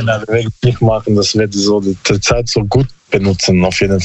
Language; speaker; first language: German; non-native, learner; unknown